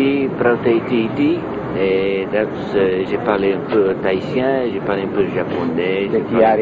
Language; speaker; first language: French; non-native, learner; English